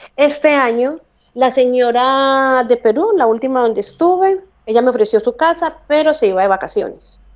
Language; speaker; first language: Spanish; native; Spanish